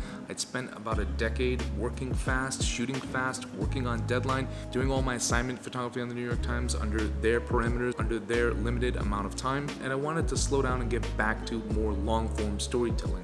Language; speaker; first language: English; native; English